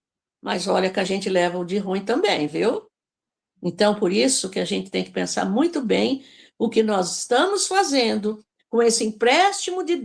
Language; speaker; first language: Portuguese; native; Portuguese